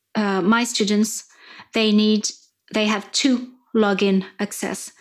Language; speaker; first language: English; non-native, fluent; French